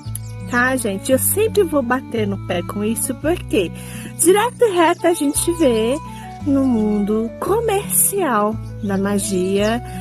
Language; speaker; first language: Portuguese; native; Portuguese